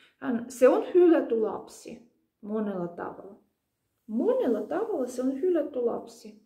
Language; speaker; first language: Finnish; non-native, fluent; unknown